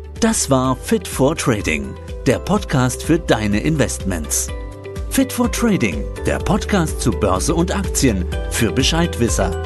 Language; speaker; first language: German; native; German